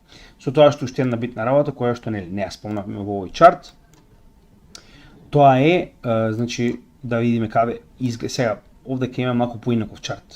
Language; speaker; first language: Macedonian; native; Macedonian